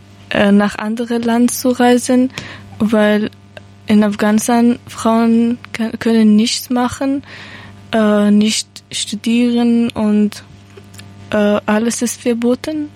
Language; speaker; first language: German; non-native, learner; Persian